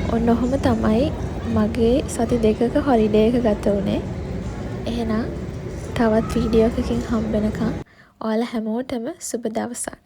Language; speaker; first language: Sinhala; native; Sinhala